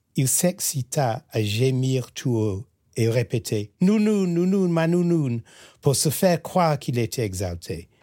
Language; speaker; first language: French; early bilingual, heritage; French